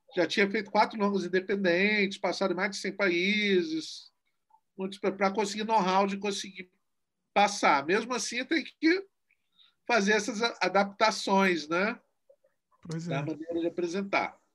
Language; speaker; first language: Portuguese; native; Portuguese